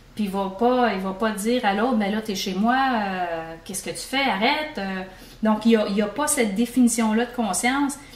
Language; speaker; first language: French; native; French